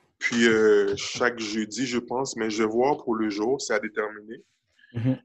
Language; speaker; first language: French; early bilingual, other home language; Haitian Creole